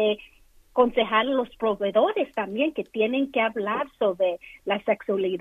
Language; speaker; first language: Spanish; early bilingual, other home language; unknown